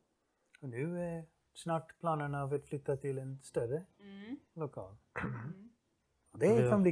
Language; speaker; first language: Swedish; non-native, fluent; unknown